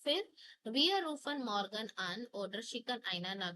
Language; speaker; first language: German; non-native, fluent; Hindi